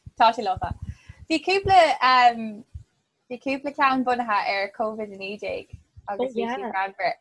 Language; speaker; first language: Irish; non-native, local second language; English